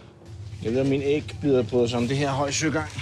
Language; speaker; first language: Danish; native; Danish